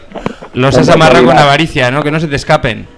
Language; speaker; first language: Spanish; native; Spanish